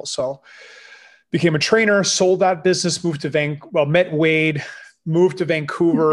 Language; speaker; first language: English; non-native, fluent; French